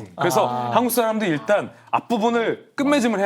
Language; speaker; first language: Korean; native; Korean